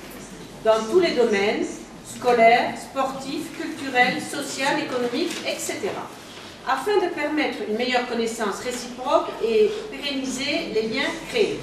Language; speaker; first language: French; native; French